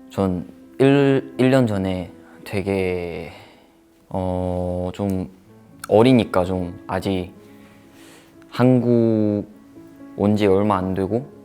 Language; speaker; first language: Korean; non-native, fluent; Chinese